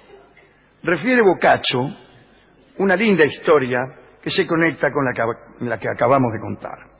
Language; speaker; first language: Spanish; native; Spanish